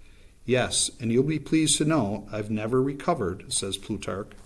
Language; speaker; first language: English; native; English